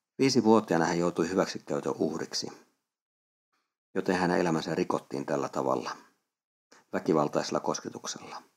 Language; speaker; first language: Finnish; native; Finnish